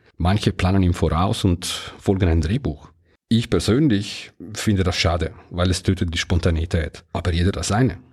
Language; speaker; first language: German; non-native, local second language; Italian